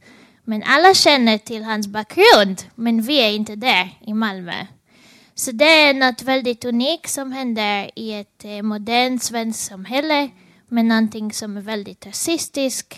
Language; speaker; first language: Swedish; non-native, fluent; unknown